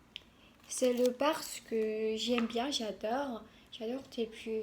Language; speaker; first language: French; non-native, learner; Korean